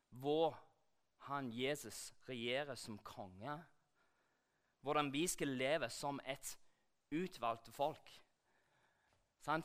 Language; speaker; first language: Norwegian; non-native, fluent; English